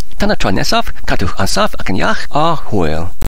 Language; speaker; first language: Welsh; non-native, learner; English